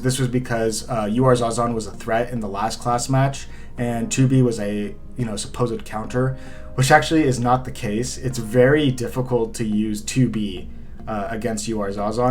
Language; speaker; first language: English; native; English